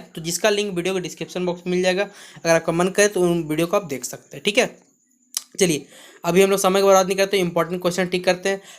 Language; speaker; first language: Hindi; native; Hindi